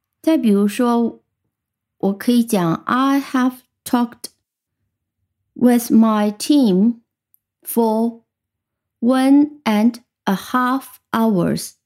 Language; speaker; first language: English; non-native, fluent; Chinese